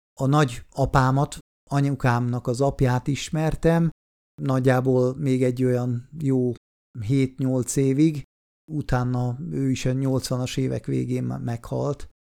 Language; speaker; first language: Hungarian; non-native, fluent; Swiss German